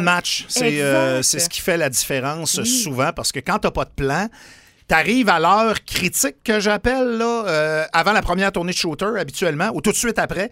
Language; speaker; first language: French; native; French